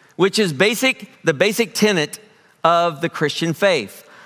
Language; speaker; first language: English; native; English